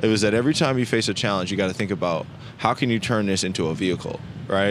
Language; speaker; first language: English; native; English